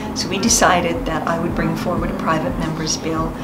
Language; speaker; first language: English; native; English